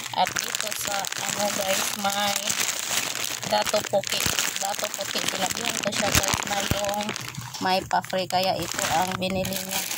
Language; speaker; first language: Filipino; non-native, local second language; Cebuano